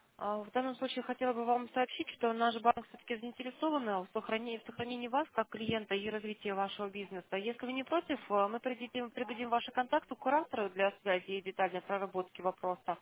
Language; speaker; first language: Russian; native; Russian